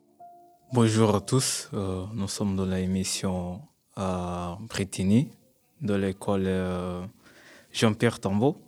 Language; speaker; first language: French; non-native, learner; Spanish